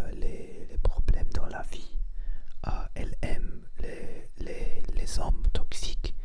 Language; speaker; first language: French; non-native, learner; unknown